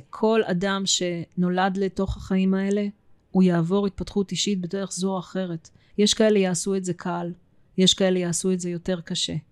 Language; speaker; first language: Hebrew; early bilingual, other home language; Russian